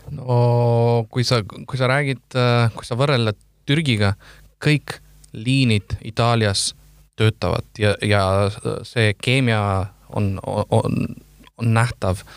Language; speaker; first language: Estonian; non-native, fluent; Macedonian